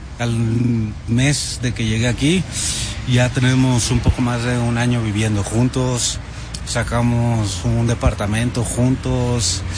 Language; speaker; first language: Spanish; early bilingual, heritage; Spanish